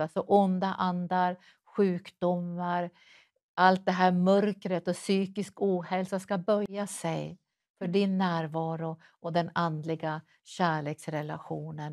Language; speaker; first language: Swedish; native; Swedish